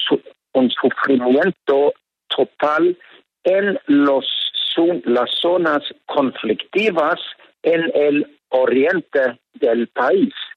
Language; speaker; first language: Spanish; non-native, fluent; Norwegian